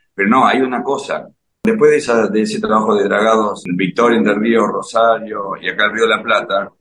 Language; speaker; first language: Spanish; native; Spanish